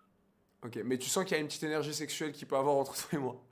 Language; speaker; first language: French; native; French